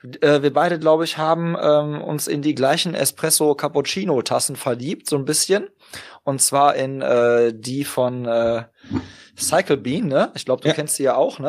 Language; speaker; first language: German; native; German